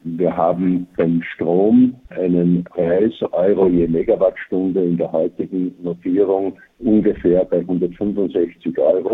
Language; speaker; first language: German; native; German